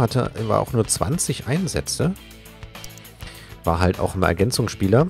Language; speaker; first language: German; native; German